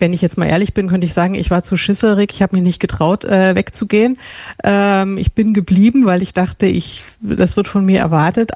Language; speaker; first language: German; native; German